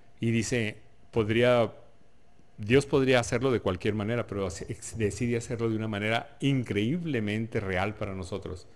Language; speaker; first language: Spanish; native; Spanish